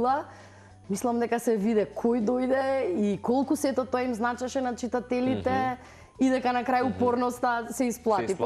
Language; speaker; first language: Macedonian; native; Macedonian